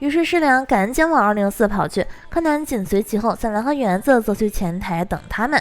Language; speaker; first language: Chinese; native; Chinese